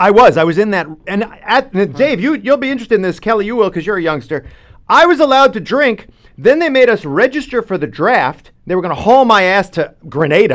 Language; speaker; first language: English; native; English